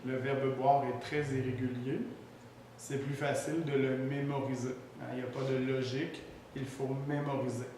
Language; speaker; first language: French; native; French